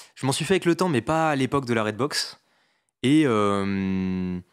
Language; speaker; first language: French; native; French